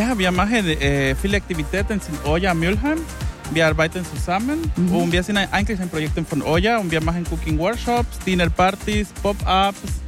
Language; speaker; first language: German; non-native, learner; Spanish